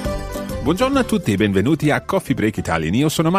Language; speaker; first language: Italian; non-native, fluent; English